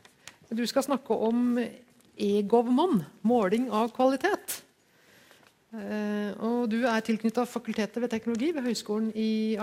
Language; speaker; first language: Norwegian; native; Norwegian